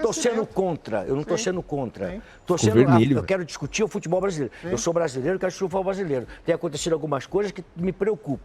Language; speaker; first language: Portuguese; native; Portuguese